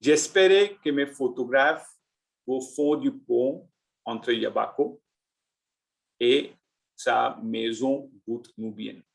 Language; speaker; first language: French; non-native, learner; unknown